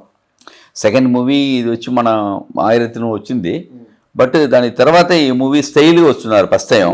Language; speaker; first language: Telugu; non-native, learner; Tamil